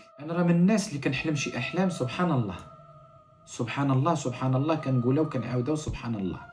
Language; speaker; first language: Arabic; native; Arabic